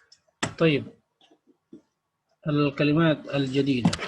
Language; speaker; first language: Arabic; non-native, fluent; Indonesian